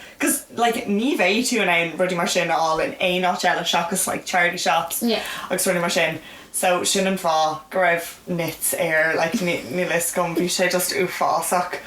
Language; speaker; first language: Irish; non-native, local second language; English